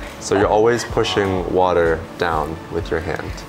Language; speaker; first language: English; early bilingual, other home language; Chinese